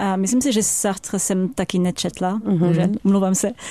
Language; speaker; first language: Czech; non-native, fluent; French